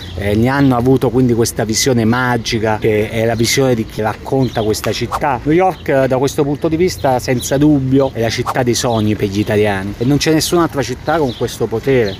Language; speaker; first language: Italian; native; Italian